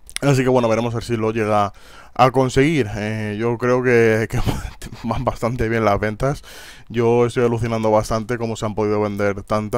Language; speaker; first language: Spanish; native; Spanish